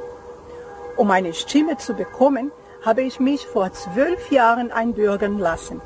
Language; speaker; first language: German; non-native, fluent; Portuguese